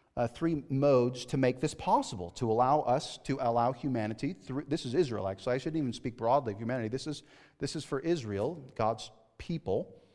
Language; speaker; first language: English; native; English